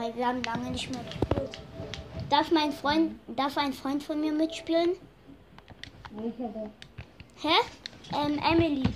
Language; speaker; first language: German; native; German